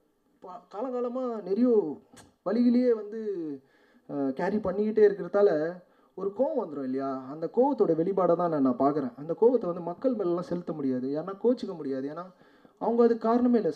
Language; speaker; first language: Tamil; native; Tamil